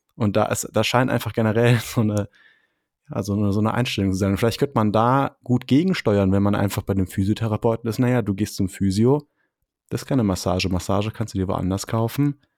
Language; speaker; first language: German; native; German